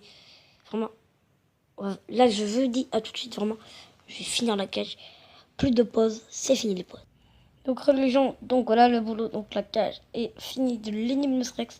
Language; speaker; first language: French; native; French